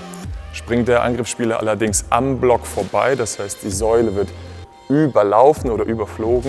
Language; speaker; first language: German; native; German